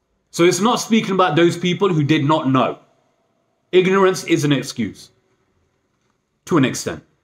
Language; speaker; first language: English; native; English